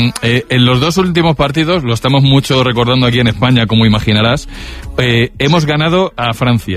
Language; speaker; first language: Spanish; native; Spanish